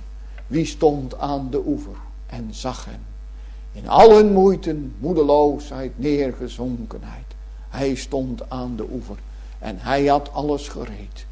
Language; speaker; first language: Dutch; native; Dutch